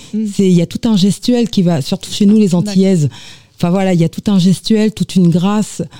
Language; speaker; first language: French; native; French